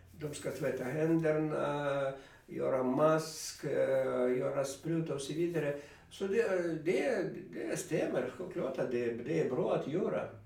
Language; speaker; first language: Swedish; non-native, fluent; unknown